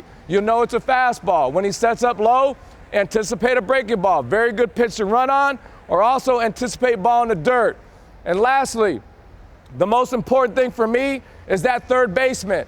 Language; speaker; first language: English; native; English